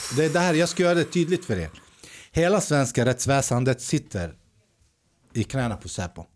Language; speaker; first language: Swedish; early bilingual, other home language; Arabic